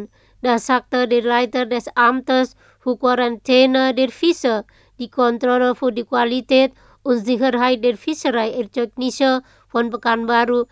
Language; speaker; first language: German; non-native, fluent; Indonesian